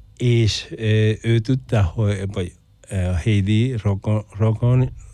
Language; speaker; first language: Hungarian; non-native, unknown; Spanish